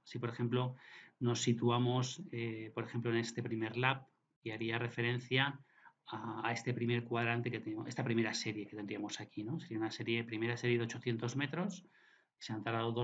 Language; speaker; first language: Spanish; native; Spanish